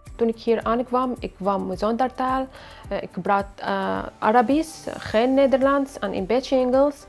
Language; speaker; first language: Dutch; non-native, learner; Arabic